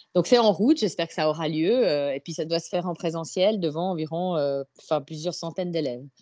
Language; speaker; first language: French; native; French